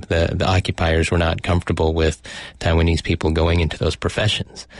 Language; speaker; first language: English; early bilingual, other home language; Chinese